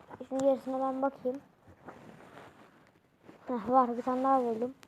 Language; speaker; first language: Turkish; native; Turkish